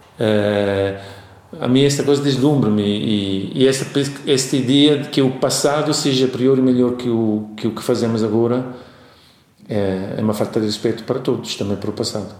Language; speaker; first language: Portuguese; non-native, fluent; Italian